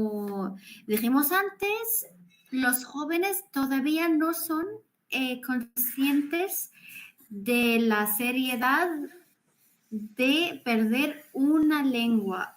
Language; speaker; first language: Spanish; non-native, fluent; Arabic